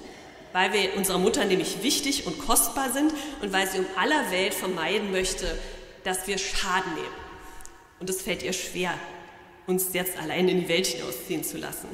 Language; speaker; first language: German; native; German